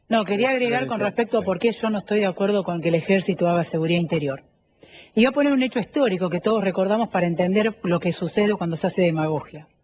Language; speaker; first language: Spanish; native; Spanish